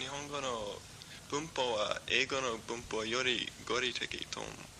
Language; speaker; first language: Japanese; non-native, learner; English